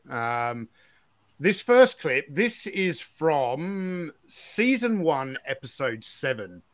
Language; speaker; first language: English; native; English